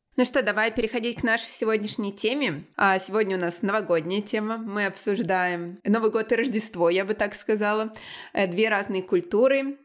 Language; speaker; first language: Russian; native; Russian